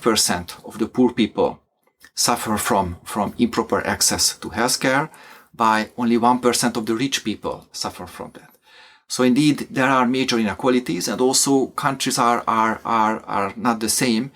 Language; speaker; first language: English; non-native, fluent; Hungarian